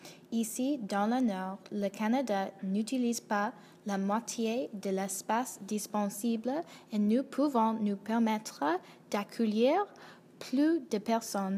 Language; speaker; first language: French; non-native, learner; English